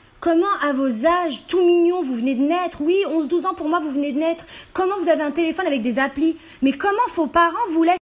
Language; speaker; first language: French; native; French